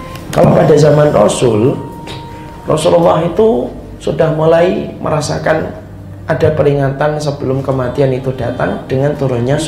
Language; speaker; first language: Indonesian; native; Indonesian